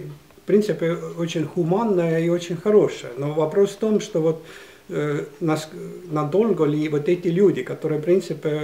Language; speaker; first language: Russian; non-native, fluent; Estonian